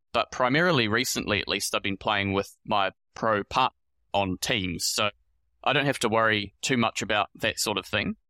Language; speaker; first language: English; native; English